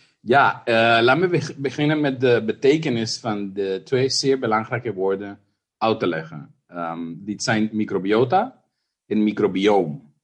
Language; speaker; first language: Dutch; non-native, fluent; Spanish